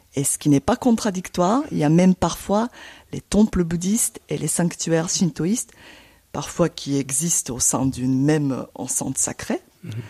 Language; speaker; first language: French; non-native, fluent; Japanese